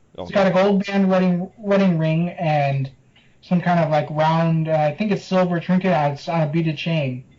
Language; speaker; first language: English; native; English